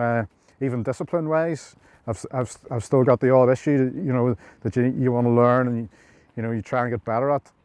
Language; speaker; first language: English; native; English